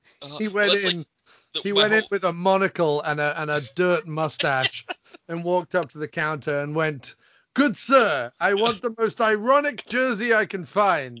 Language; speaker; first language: English; native; English